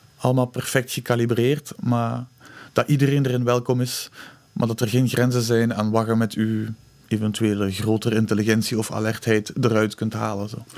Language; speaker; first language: Dutch; native; Dutch